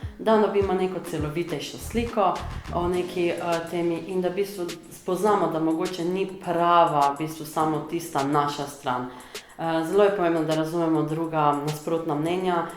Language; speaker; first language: Slovenian; non-native, local second language; Romany